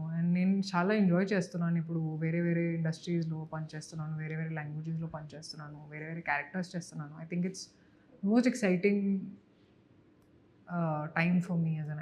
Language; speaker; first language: Telugu; non-native, fluent; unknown